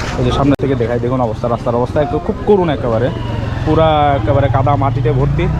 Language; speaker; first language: Bangla; native; Bangla